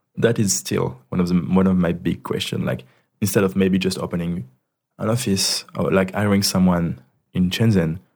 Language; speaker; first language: English; non-native, fluent; French